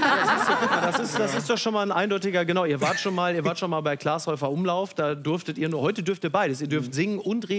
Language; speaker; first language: German; native; German